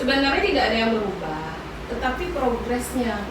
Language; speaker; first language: Indonesian; non-native, local second language; Minangkabau